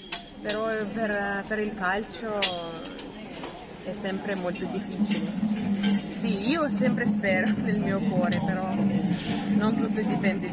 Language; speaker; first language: Italian; non-native, fluent; Ukrainian